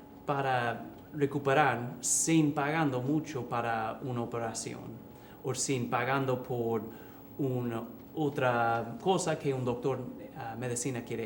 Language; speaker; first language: Spanish; early bilingual, heritage; English